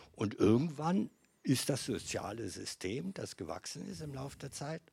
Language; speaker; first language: German; non-native, fluent; Bosnian